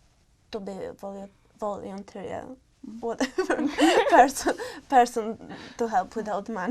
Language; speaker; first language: English; non-native, learner; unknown